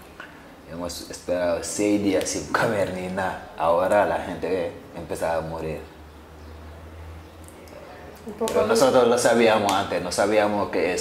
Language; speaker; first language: Spanish; non-native, learner; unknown